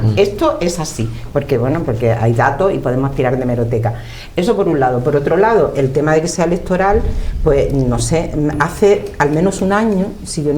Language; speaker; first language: Spanish; native; Spanish